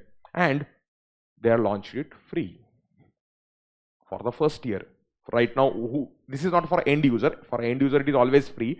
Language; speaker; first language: English; non-native, local second language; Hindi